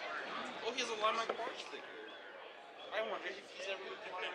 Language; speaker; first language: English; native; English